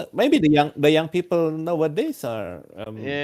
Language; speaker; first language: English; non-native, learner; Indonesian